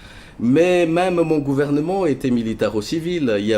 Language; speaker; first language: French; non-native, local second language; Malagasy